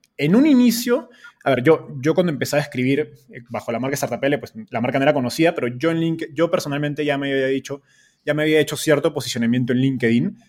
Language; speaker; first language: Spanish; native; Spanish